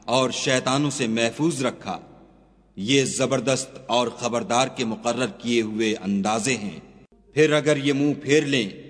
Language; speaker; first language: Urdu; native; Urdu